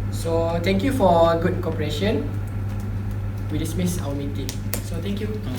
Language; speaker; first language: English; non-native, learner; Malay